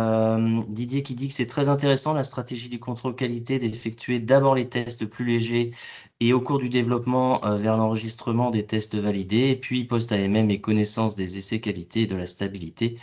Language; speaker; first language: French; native; French